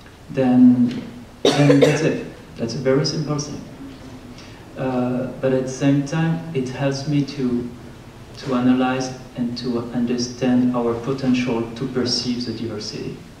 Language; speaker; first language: English; non-native, fluent; French